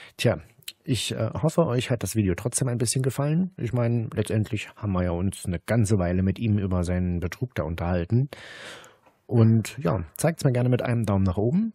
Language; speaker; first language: German; native; German